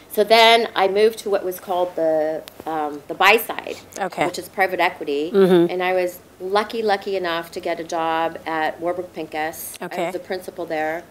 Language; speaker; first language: English; native; English